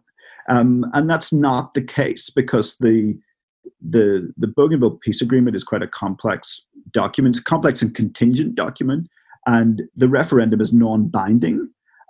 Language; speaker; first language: English; native; English